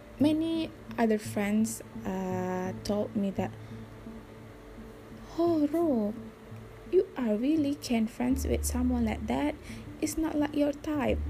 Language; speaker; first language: English; non-native, learner; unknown